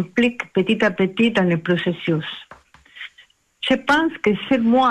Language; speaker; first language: French; non-native, learner; Spanish